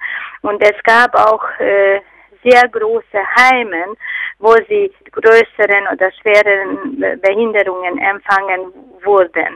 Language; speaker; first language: German; non-native, fluent; Hungarian